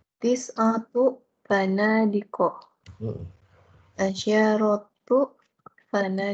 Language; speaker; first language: Arabic; non-native, learner; Indonesian